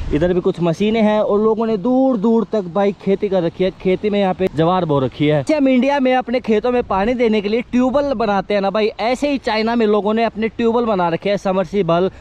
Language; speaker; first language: Hindi; native; Hindi